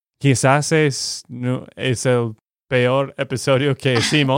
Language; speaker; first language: Spanish; non-native, fluent; English